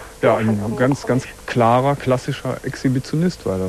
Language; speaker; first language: German; native; German